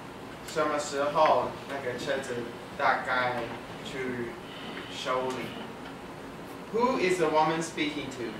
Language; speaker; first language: Chinese; non-native, fluent; English